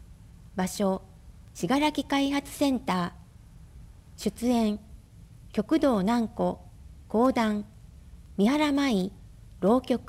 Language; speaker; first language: Japanese; native; Japanese